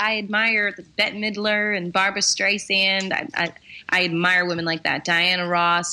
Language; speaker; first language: English; native; English